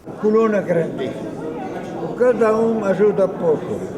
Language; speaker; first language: Portuguese; non-native, learner; Arabic